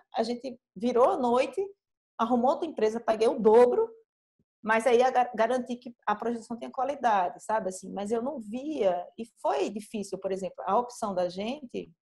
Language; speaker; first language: Portuguese; native; Portuguese